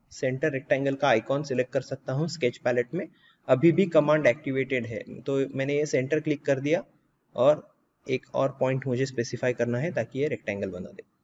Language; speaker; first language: Hindi; native; Hindi